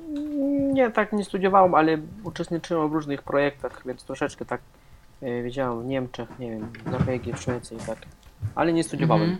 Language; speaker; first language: Polish; non-native, fluent; Russian